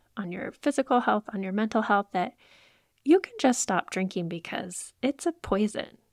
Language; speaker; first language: English; native; English